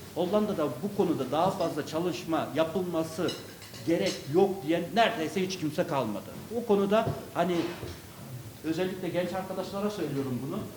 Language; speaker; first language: Turkish; early bilingual, other home language; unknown